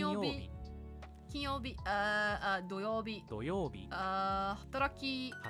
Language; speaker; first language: Japanese; non-native, learner; English